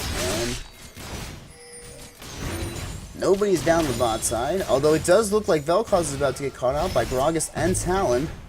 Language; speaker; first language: English; native; English